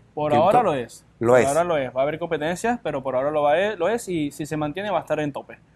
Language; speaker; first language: Spanish; native; Spanish